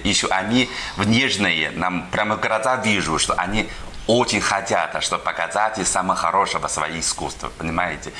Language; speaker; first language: Russian; non-native, learner; Chinese